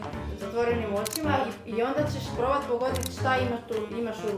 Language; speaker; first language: Croatian; native; Croatian